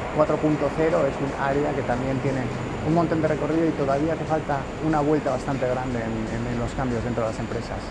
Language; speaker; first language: Spanish; native; Spanish